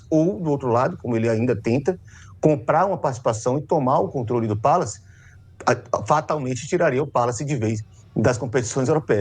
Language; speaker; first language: Portuguese; native; Portuguese